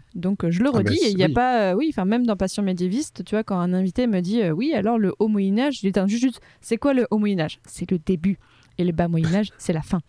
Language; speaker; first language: French; native; French